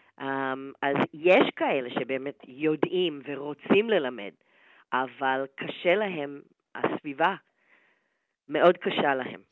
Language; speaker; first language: Hebrew; non-native, fluent; English